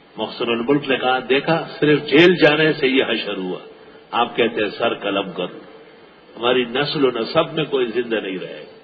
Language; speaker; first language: Urdu; non-native, local second language; Pashto